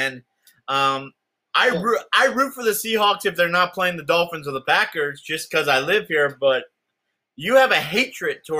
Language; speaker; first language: English; native; English